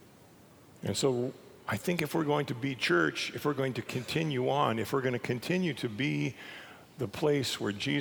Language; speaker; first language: English; native; English